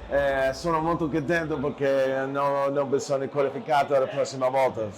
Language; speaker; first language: Italian; non-native, learner; English